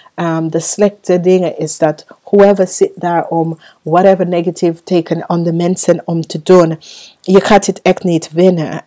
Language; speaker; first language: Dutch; non-native, fluent; English